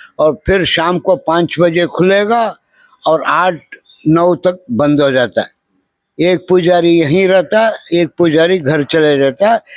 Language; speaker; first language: Hindi; non-native, local second language; Kannada